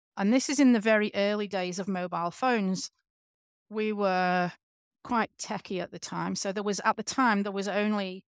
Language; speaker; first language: English; native; English